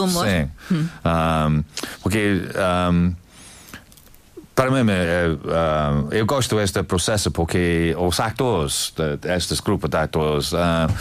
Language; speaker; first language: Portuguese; non-native, learner; English